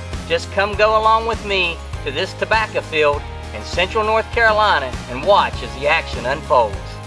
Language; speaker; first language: English; native; English